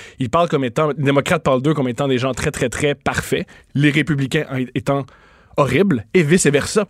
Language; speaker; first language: French; native; French